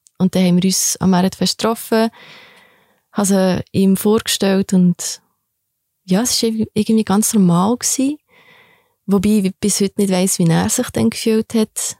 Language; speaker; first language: German; early bilingual, other home language; Albanian